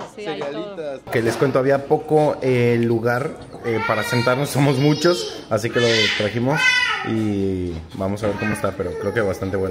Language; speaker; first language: Spanish; native; Spanish